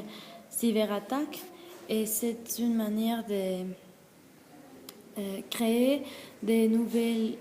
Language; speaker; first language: French; non-native, learner; Spanish